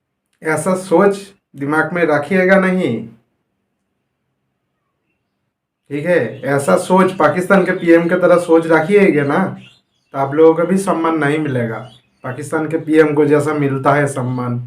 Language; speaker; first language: Hindi; non-native, fluent; Bangla